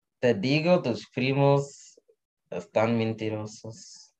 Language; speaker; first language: Spanish; non-native, learner; English